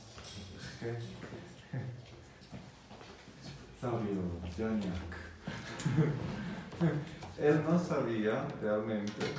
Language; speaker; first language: Spanish; non-native, fluent; Croatian